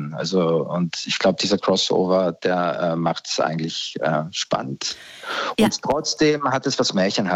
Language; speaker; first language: German; early bilingual, other home language; Croatian